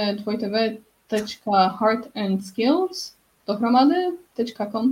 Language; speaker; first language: Czech; non-native, learner; Polish